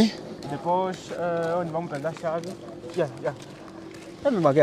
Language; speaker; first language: Portuguese; non-native, learner; Vietnamese